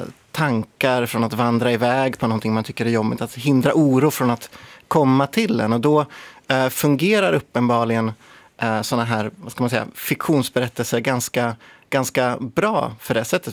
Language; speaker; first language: Swedish; native; Swedish